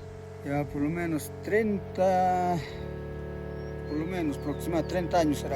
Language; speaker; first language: Spanish; native; Spanish